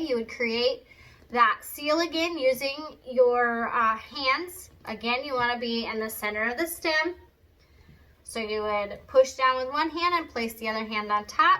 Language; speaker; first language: English; native; English